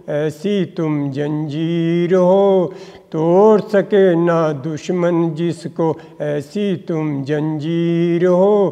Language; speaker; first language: Hindi; native; Hindi